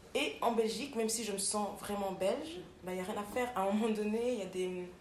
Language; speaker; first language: French; non-native, local second language; Kinyarwanda